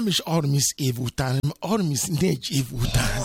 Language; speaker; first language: Hungarian; non-native, fluent; Yoruba